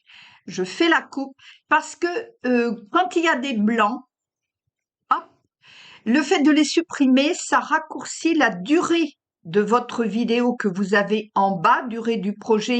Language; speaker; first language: French; native; French